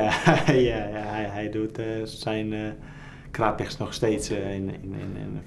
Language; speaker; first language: Dutch; non-native, fluent; Finnish